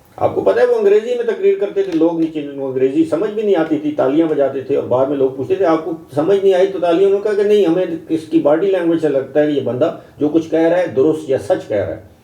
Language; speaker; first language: Urdu; non-native, local second language; Northern Hindko